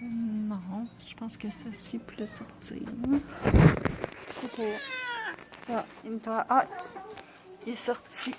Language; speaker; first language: French; native; French